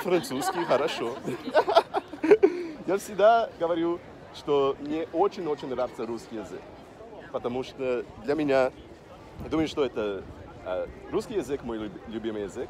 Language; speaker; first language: Russian; non-native, fluent; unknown